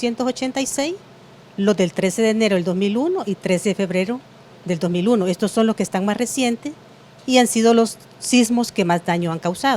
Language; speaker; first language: Spanish; native; Spanish